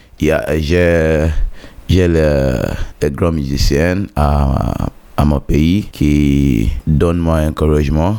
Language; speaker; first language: French; non-native, learner; Yoruba